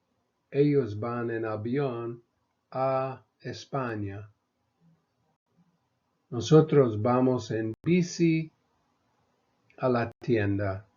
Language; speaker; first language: Spanish; non-native, fluent; English